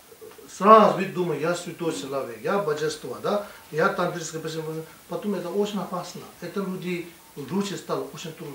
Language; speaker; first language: Russian; non-native, learner; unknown